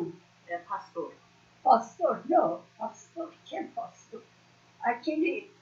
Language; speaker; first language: Portuguese; non-native, learner; Persian